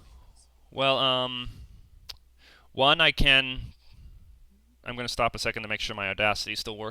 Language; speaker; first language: English; native; English